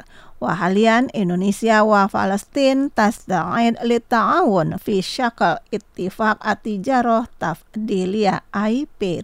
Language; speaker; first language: Arabic; non-native, fluent; Indonesian